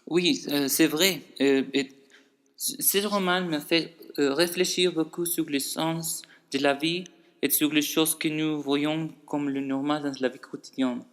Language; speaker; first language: French; non-native, learner; Spanish